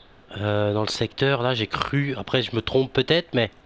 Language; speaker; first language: French; native; French